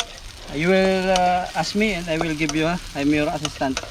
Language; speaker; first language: English; non-native, local second language; Filipino